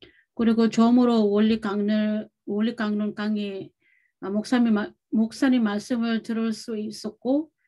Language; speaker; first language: Korean; non-native, learner; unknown